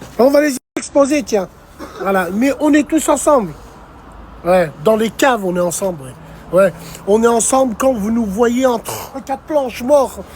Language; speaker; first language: French; early bilingual, other home language; Arabic